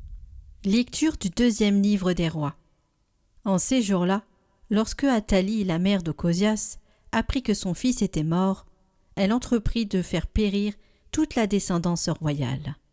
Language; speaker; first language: French; native; French